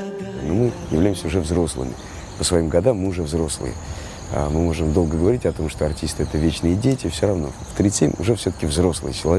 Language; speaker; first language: Russian; native; Russian